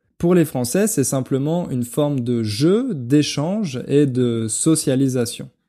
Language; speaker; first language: French; native; French